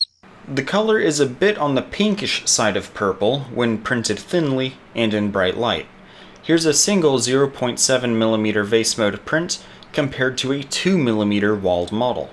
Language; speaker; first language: English; native; English